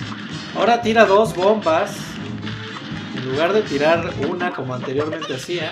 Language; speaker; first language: Spanish; native; Spanish